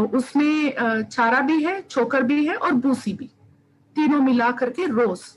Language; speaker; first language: Hindi; non-native, local second language; Tamil